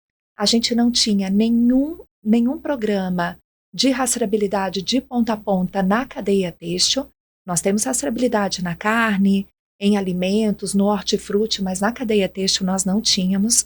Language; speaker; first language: Portuguese; native; Portuguese